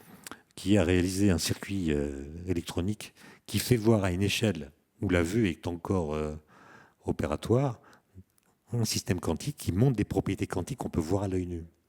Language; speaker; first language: French; native; French